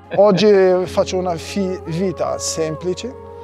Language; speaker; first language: Italian; non-native, fluent; Arabic